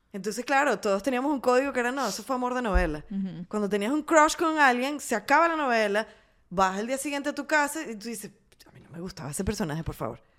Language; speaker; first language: Spanish; native; Spanish